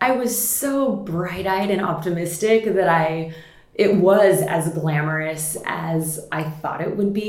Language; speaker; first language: English; native; English